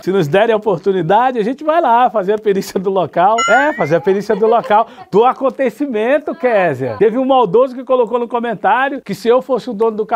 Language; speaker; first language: Portuguese; native; Portuguese